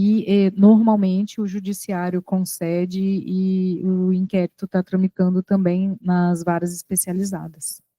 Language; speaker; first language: Portuguese; native; Portuguese